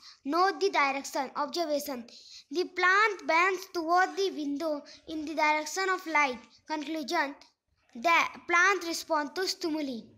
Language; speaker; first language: English; non-native, local second language; Hindi